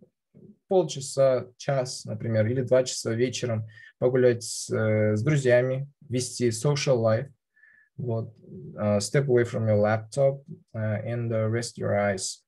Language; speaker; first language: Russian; non-native, local second language; Kazakh